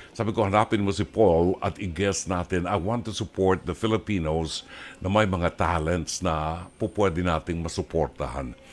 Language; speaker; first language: Filipino; native; Filipino